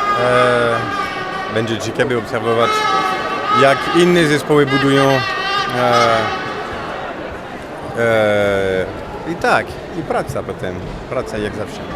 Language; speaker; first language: Polish; non-native, fluent; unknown